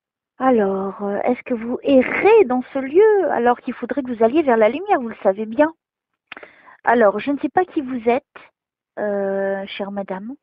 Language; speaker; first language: French; native; French